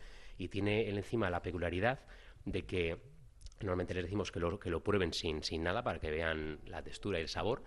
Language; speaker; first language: Spanish; native; Spanish